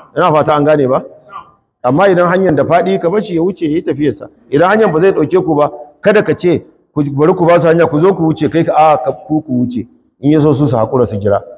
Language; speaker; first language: Hausa; non-native, local second language; Kanuri